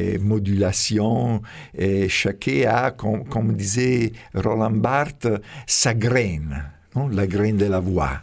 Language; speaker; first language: French; non-native, fluent; Italian